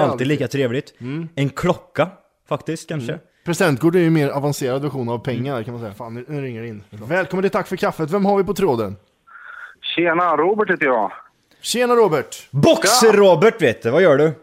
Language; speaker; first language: Swedish; native; Swedish